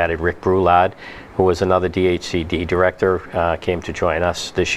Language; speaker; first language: English; native; English